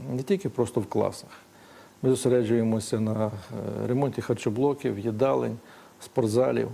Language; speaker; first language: Ukrainian; native; Ukrainian